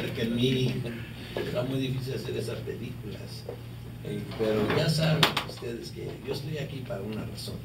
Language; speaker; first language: Spanish; early bilingual, heritage; Spanish